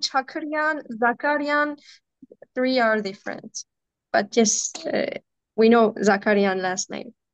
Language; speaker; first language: English; non-native, fluent; Armenian